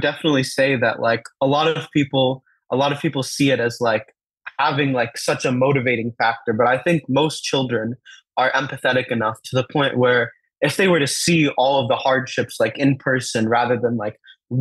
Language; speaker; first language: English; early bilingual, other home language; Telugu